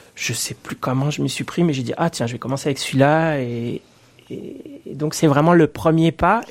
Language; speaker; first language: French; native; French